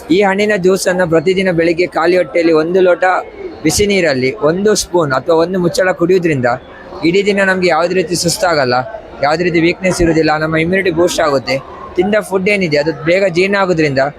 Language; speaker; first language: Kannada; native; Kannada